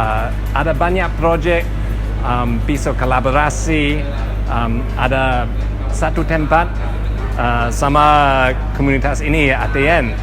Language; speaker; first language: Indonesian; non-native, learner; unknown